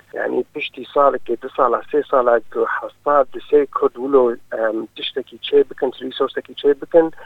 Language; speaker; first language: Kurdish; early bilingual, heritage; Kurdish